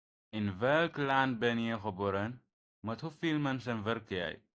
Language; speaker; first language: Dutch; non-native, learner; Tigrinya